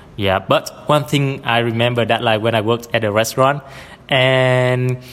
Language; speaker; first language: English; non-native, fluent; Vietnamese